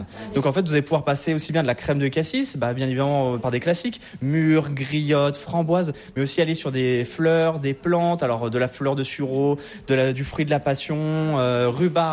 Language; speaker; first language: French; native; French